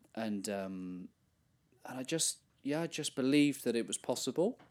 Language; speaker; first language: English; native; English